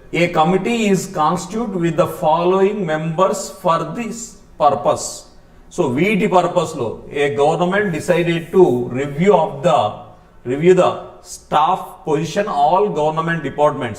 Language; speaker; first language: English; non-native, local second language; Telugu